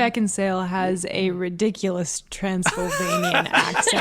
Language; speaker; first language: English; native; English